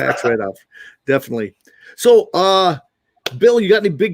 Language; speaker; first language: English; native; English